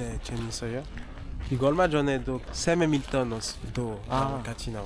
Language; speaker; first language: Korean; non-native, learner; French